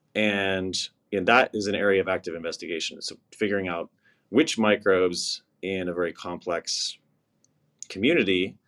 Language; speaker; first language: English; native; English